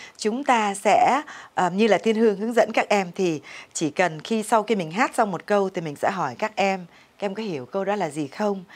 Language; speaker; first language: Vietnamese; native; Vietnamese